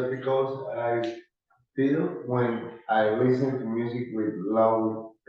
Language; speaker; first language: English; non-native, learner; Spanish